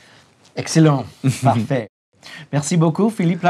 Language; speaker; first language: French; non-native, learner; English